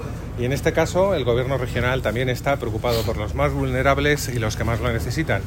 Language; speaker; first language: Spanish; native; Spanish